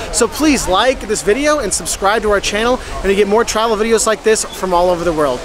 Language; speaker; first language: English; native; English